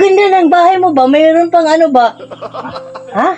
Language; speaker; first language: Filipino; non-native, local second language; Cebuano